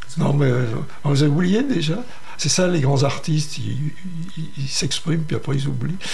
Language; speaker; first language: French; native; French